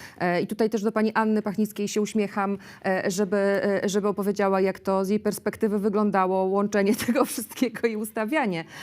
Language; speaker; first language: Polish; native; Polish